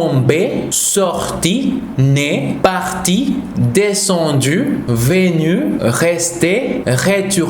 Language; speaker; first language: French; non-native, fluent; Spanish